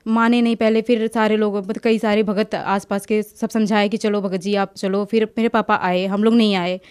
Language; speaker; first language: Hindi; native; Hindi